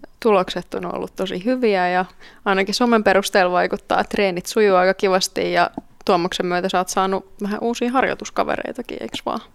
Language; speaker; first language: Finnish; native; Finnish